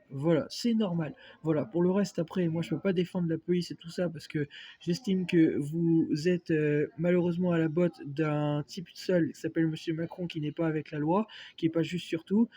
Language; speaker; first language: French; native; French